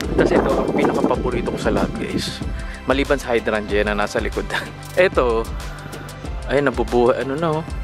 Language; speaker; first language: Filipino; native; Filipino